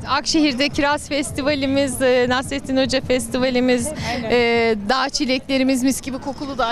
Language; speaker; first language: Turkish; native; Turkish